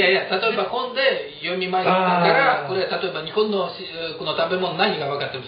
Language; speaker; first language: Japanese; non-native, learner; Russian